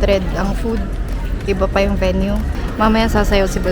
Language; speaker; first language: Filipino; native; Filipino